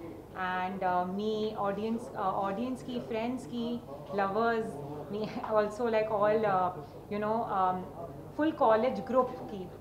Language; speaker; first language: Telugu; non-native, learner; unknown